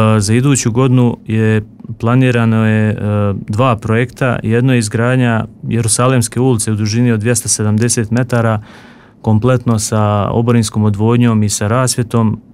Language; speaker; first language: Croatian; native; Croatian